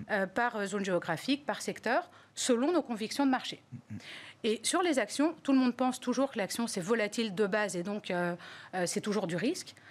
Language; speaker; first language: French; native; French